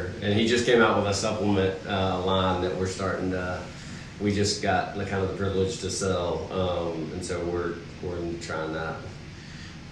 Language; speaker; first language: English; native; English